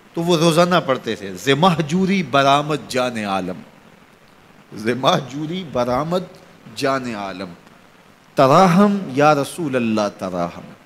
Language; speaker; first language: Urdu; non-native, local second language; Punjabi